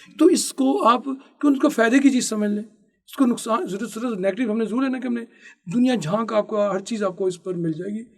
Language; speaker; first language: Urdu; non-native, local second language; Punjabi